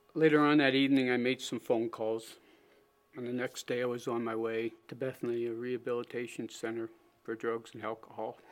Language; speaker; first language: English; native; English